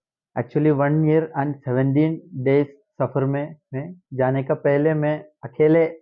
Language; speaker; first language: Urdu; non-native, local second language; Malayalam